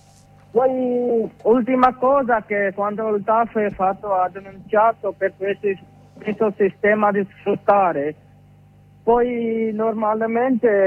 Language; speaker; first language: Italian; non-native, learner; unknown